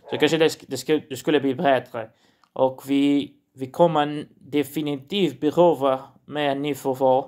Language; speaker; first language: Swedish; non-native, learner; Portuguese